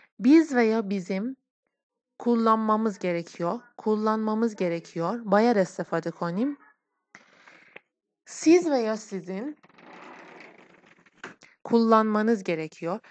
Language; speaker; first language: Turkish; non-native, fluent; Persian